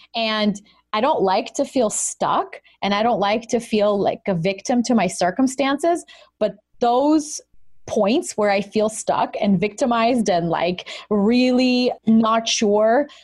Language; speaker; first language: English; early bilingual, other home language; Russian